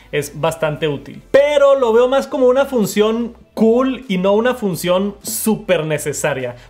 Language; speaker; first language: Spanish; native; Spanish